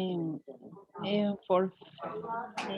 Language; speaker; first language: English; non-native, learner; Spanish